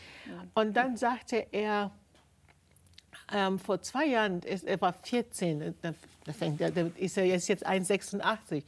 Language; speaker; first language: German; non-native, fluent; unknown